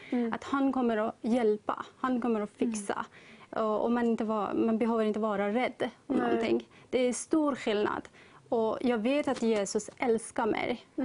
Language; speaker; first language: Swedish; non-native, learner; Persian